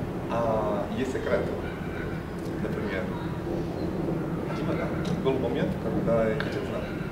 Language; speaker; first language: Russian; non-native, fluent; Portuguese